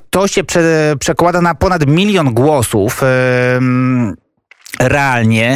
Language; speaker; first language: Polish; native; Polish